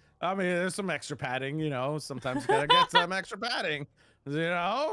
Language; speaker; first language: English; native; English